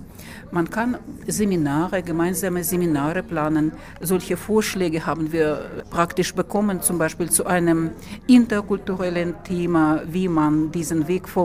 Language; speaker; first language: German; non-native, fluent; Russian